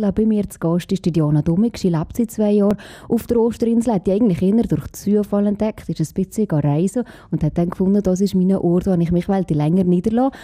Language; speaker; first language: German; native; German